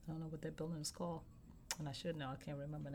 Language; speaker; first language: English; native; English